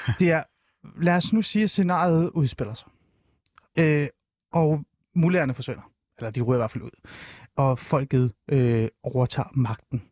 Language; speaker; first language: Danish; early bilingual, other home language; Persian